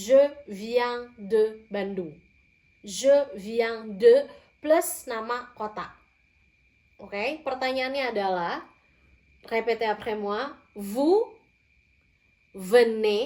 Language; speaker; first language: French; non-native, fluent; Indonesian